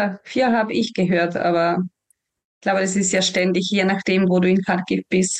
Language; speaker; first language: German; non-native, fluent; Ukrainian